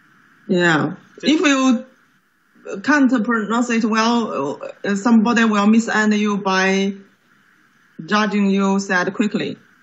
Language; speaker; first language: English; non-native, learner; Chinese